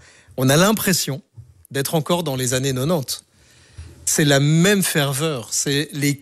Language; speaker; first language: French; native; French